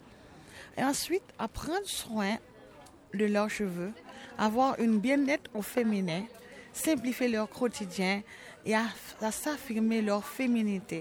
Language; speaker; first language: French; non-native, local second language; Haitian Creole